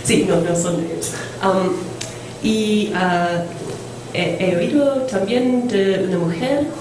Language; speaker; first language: Spanish; non-native, fluent; English